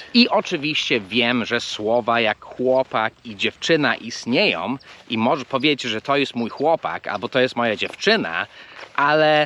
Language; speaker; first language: Polish; early bilingual, heritage; English